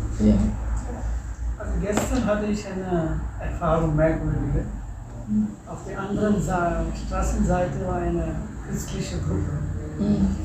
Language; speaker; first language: German; non-native, fluent; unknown